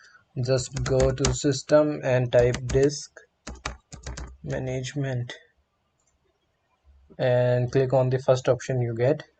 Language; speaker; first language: English; non-native, local second language; Hindi